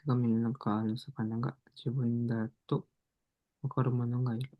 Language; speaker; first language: Japanese; non-native, fluent; Indonesian